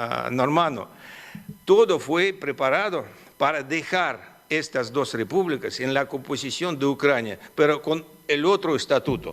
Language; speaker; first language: Spanish; non-native, fluent; Russian